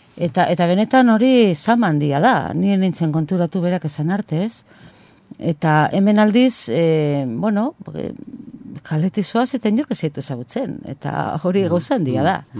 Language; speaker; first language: Basque; non-native, local second language; Spanish